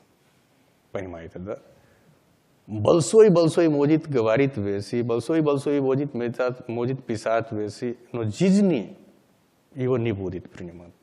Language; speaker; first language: Russian; non-native, learner; Hindi